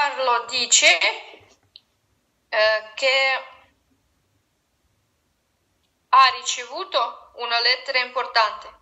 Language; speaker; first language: Italian; non-native, learner; Russian